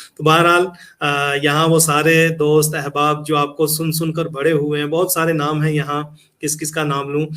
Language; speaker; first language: Urdu; native; Urdu